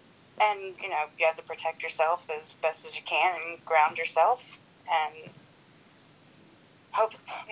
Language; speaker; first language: English; native; English